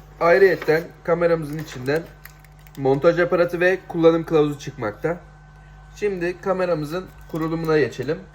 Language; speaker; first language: Turkish; native; Turkish